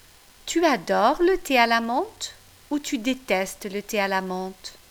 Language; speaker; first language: French; non-native, fluent; English